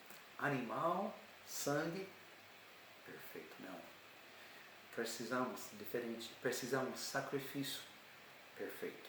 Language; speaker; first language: Portuguese; non-native, learner; English